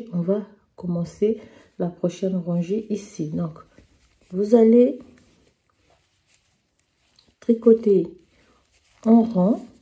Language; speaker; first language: French; native; French